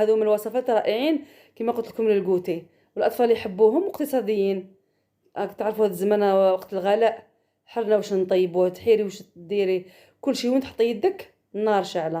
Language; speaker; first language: Arabic; native; Arabic